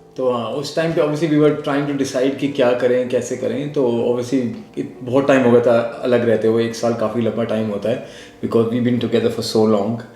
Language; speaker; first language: Hindi; native; Hindi